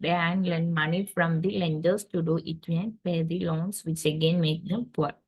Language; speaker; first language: English; non-native, local second language; Malayalam